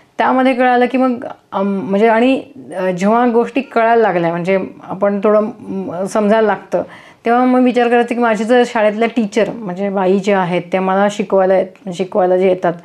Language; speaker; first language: Marathi; native; Marathi